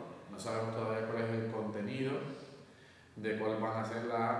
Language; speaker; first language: Spanish; native; Spanish